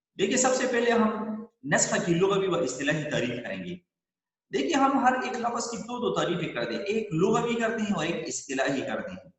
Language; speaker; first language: Urdu; non-native, local second language; Pashto